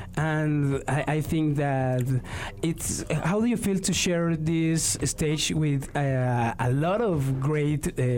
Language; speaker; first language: English; non-native, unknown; Spanish